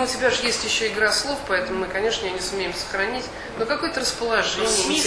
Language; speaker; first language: Russian; native; Russian